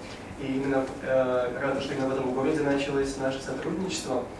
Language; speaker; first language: Russian; native; Russian